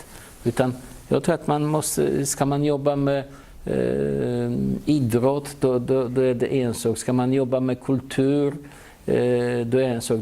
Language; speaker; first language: Swedish; non-native, fluent; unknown